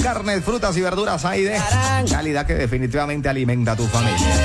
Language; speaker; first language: Spanish; native; Spanish